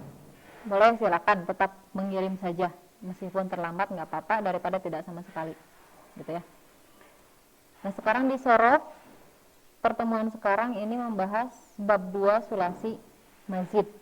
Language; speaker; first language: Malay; non-native, local second language; Sundanese